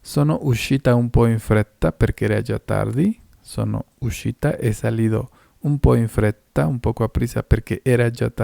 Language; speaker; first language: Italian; non-native, fluent; Spanish